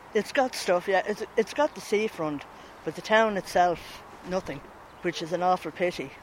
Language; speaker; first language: English; native; English